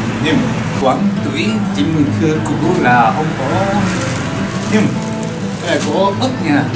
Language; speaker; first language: Vietnamese; non-native, learner; Japanese